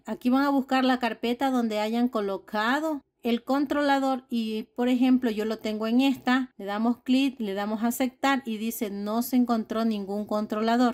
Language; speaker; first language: Spanish; native; Spanish